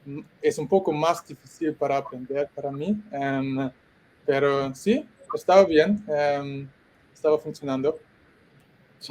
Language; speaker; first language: Spanish; non-native, learner; German